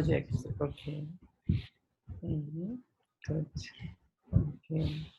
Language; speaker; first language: German; non-native, fluent; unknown